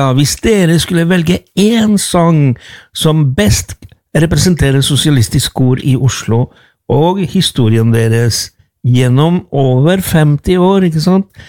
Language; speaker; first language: Norwegian; non-native, fluent; Spanish